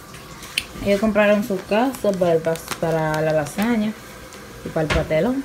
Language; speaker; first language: Spanish; native; Spanish